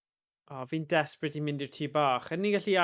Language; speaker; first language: Welsh; native; Welsh